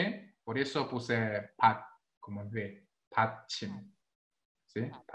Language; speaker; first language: Spanish; non-native, fluent; Korean